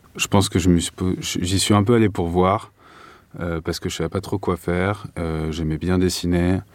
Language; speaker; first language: French; native; French